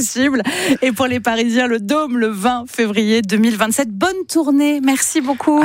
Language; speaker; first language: French; native; French